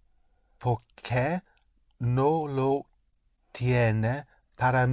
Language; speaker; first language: Spanish; non-native, learner; English